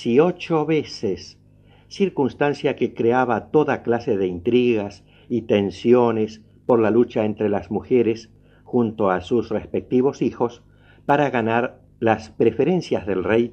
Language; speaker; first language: Spanish; native; Spanish